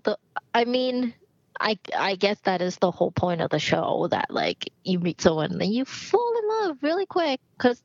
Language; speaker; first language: English; non-native, local second language; Cantonese